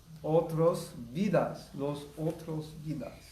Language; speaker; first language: Spanish; non-native, learner; English